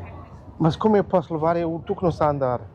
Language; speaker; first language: Portuguese; non-native, learner; German